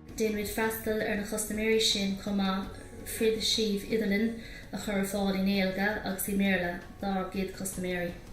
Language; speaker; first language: Irish; native; Irish